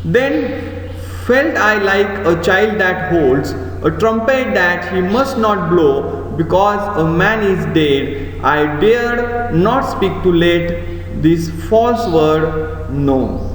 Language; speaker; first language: English; non-native, local second language; Marathi